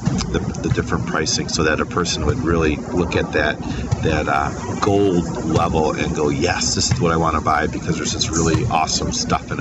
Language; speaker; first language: English; native; English